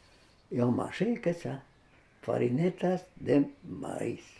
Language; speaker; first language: French; non-native, fluent; Spanish